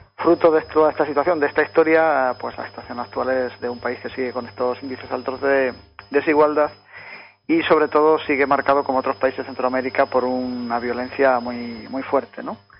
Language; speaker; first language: Spanish; native; Spanish